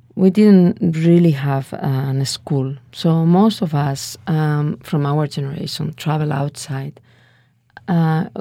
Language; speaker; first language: English; non-native, fluent; Spanish